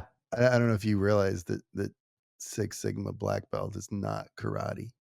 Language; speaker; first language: English; native; English